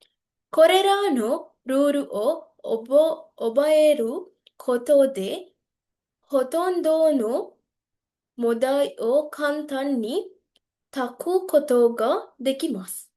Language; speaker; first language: Japanese; non-native, learner; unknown